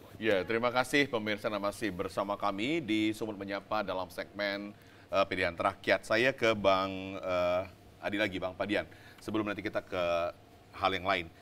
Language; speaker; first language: Indonesian; native; Indonesian